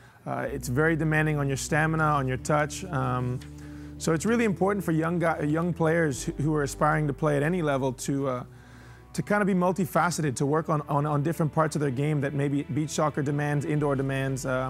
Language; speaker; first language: English; early bilingual, other home language; Spanish